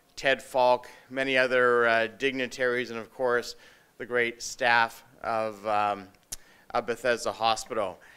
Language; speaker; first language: English; native; English